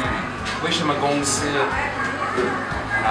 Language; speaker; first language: Chinese; non-native, learner; English